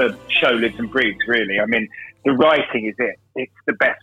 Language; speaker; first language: English; native; English